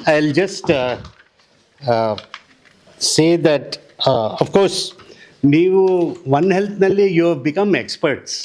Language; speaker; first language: English; non-native, local second language; Telugu